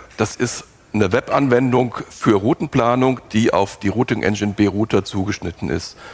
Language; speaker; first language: German; native; German